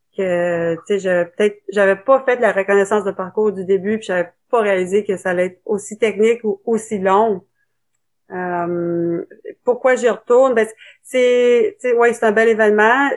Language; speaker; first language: French; native; French